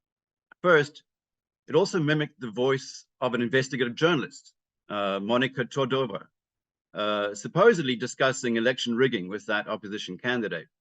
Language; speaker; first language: English; native; English